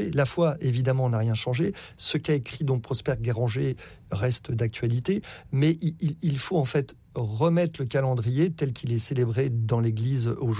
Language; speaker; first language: French; native; French